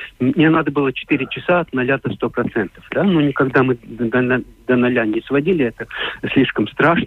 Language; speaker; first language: Russian; non-native, local second language; Latvian